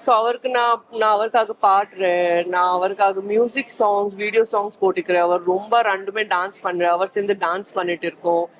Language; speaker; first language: Tamil; non-native, fluent; Gujarati